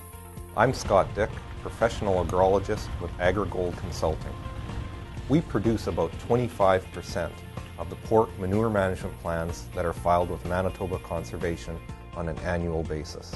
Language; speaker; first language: English; native; English